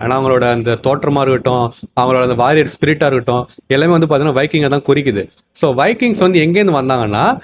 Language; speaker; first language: Tamil; native; Tamil